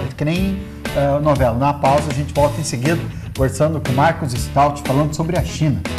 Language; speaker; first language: Portuguese; native; Portuguese